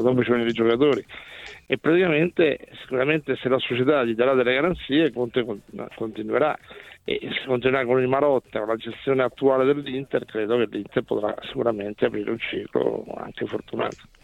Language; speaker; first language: Italian; native; Italian